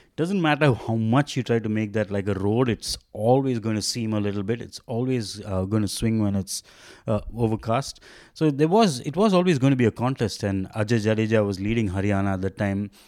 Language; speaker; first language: English; non-native, local second language; Tamil